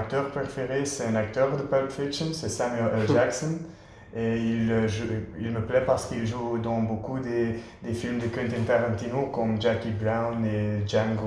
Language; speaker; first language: French; non-native, learner; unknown